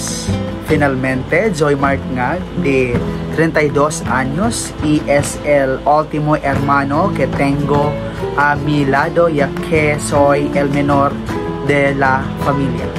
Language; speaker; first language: Spanish; non-native, learner; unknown